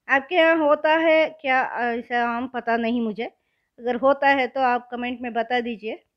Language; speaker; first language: Hindi; non-native, local second language; Kannada